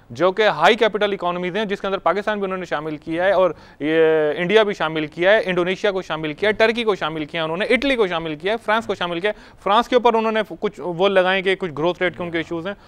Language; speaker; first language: Urdu; native; Urdu